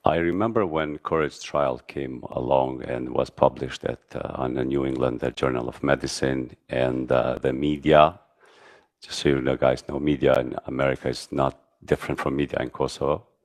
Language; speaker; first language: English; non-native, fluent; Albanian